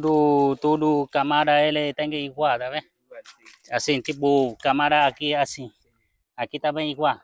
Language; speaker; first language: Portuguese; non-native, learner; Vietnamese